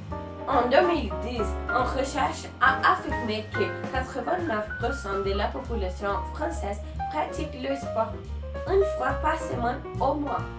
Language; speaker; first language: French; non-native, learner; Portuguese